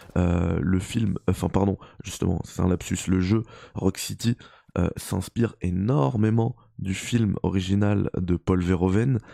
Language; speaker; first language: French; native; French